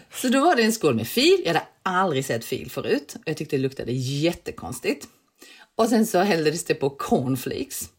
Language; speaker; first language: Swedish; early bilingual, other home language; Korean